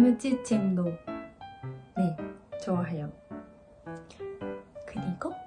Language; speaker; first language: Korean; non-native, learner; Japanese